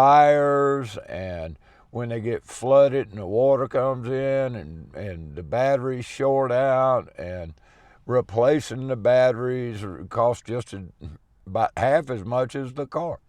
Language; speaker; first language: English; native; English